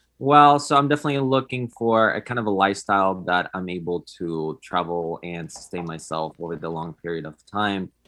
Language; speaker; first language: English; non-native, fluent; Polish